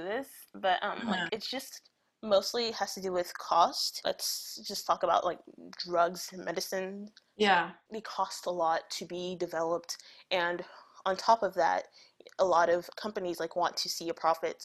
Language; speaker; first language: English; early bilingual, other home language; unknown